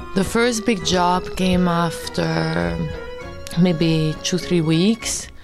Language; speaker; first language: English; early bilingual, other home language; Albanian